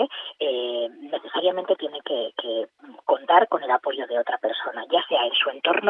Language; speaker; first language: Spanish; native; Spanish